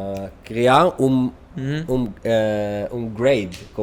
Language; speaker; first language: Portuguese; non-native, learner; Hebrew